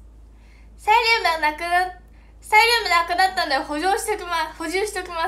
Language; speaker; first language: Japanese; native; Japanese